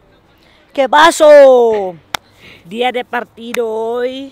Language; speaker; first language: Spanish; non-native, learner; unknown